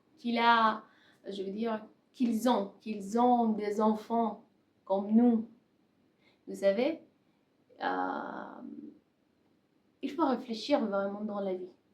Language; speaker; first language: French; non-native, learner; Persian